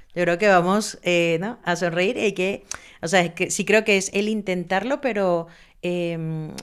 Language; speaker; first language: Spanish; native; Spanish